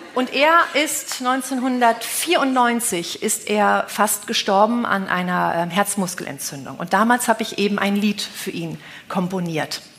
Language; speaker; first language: German; native; German